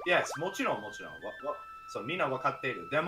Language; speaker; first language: Japanese; non-native, learner; English